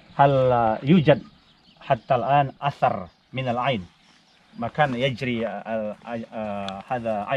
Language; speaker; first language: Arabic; non-native, learner; Indonesian